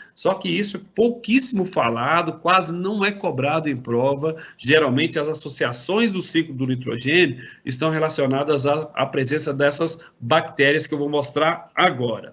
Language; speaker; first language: Portuguese; native; Portuguese